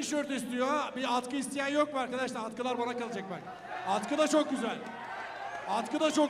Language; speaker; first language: Turkish; native; Turkish